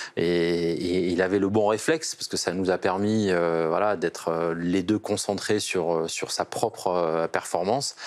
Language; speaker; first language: French; native; French